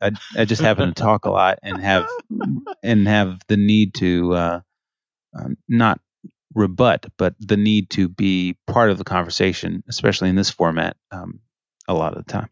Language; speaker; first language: English; early bilingual, other home language; French